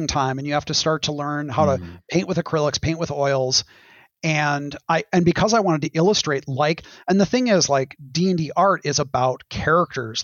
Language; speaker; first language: English; native; English